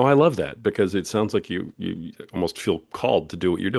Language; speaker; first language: English; native; English